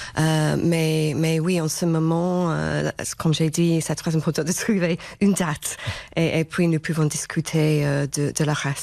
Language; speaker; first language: French; non-native, fluent; English